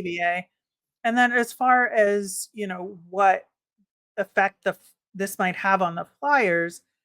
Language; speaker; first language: English; native; English